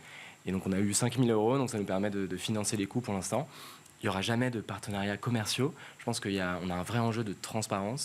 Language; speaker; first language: French; native; French